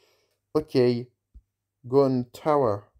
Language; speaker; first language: English; non-native, learner; French